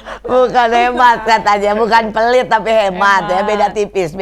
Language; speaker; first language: Indonesian; native; Indonesian